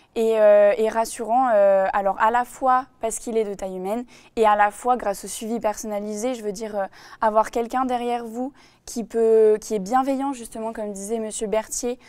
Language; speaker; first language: French; native; French